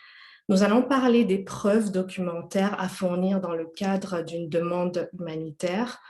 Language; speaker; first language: French; native; French